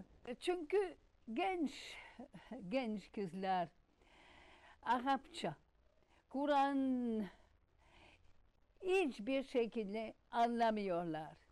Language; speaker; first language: Turkish; non-native, learner; French